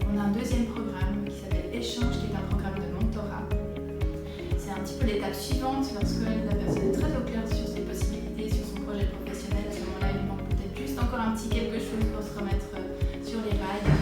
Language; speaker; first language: French; native; French